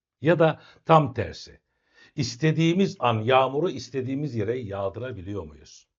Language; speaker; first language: Turkish; native; Turkish